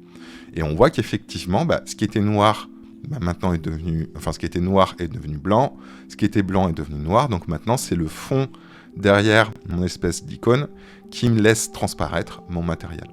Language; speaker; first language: French; native; French